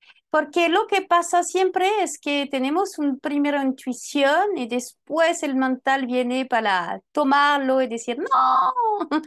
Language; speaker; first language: Spanish; non-native, fluent; French